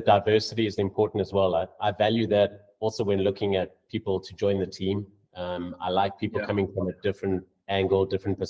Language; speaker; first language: English; native; English